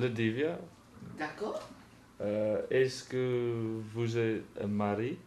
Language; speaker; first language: French; non-native, learner; English